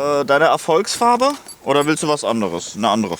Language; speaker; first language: German; native; German